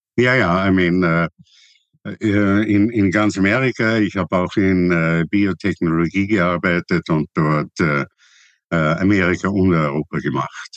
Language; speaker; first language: German; native; German